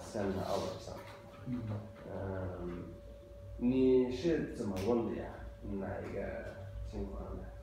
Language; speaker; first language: Chinese; non-native, fluent; Azerbaijani